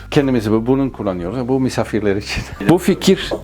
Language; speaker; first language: Turkish; non-native, fluent; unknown